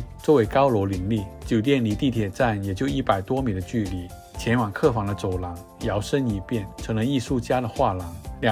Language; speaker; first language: Chinese; native; Chinese